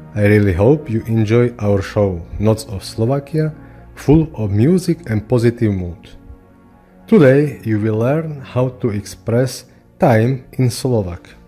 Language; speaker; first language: English; non-native, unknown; Slovak